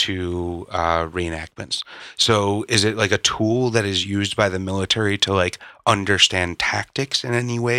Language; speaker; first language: English; native; English